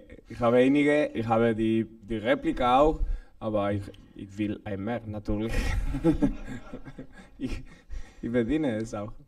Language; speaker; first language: German; non-native, learner; Spanish